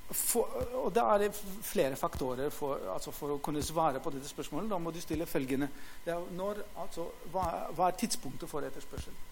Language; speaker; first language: Norwegian; non-native, fluent; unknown